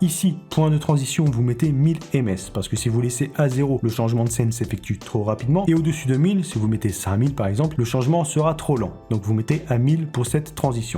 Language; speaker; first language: French; native; French